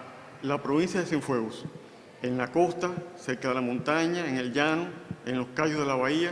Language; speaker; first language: Spanish; native; Spanish